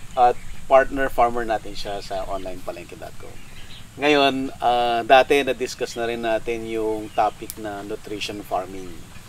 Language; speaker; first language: Filipino; native; Filipino